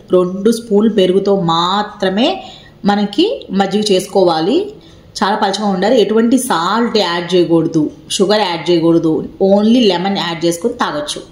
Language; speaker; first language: Telugu; native; Telugu